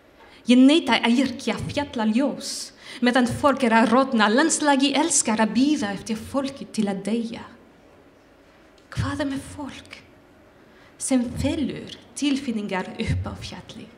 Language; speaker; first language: Icelandic; non-native, learner; French